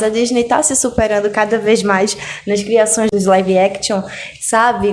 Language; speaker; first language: Portuguese; native; Portuguese